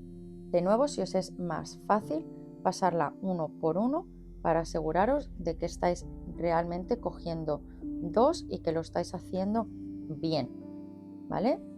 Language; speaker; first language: Spanish; native; Spanish